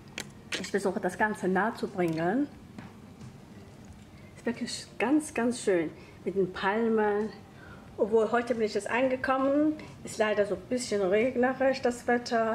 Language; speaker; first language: German; non-native, fluent; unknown